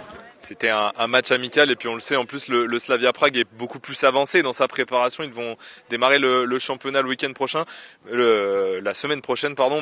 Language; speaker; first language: French; native; French